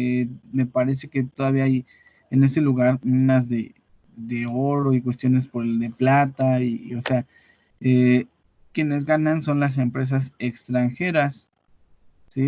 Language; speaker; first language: Spanish; native; Spanish